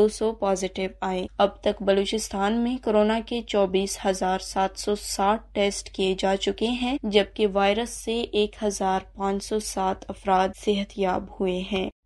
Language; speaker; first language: Urdu; non-native, local second language; Baluchi